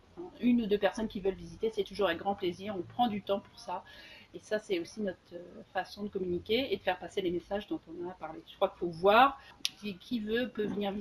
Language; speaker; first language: French; native; French